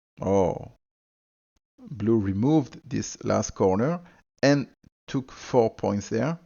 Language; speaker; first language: English; non-native, fluent; French